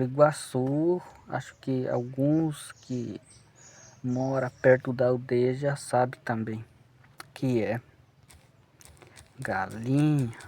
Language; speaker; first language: Portuguese; non-native, local second language; Guarani